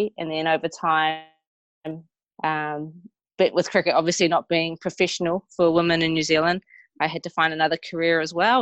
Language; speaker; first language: English; native; English